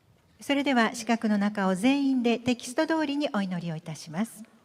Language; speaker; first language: Japanese; native; Japanese